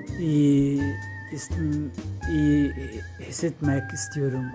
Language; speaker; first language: Turkish; non-native, learner; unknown